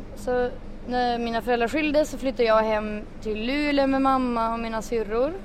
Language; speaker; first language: Swedish; native; Swedish